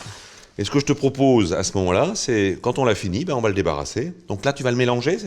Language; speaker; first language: French; native; French